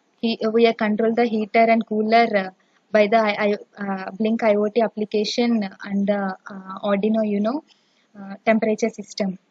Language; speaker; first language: English; non-native, local second language; Telugu